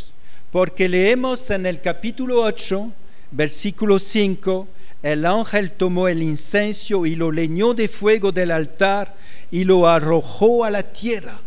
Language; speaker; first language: Spanish; non-native, fluent; French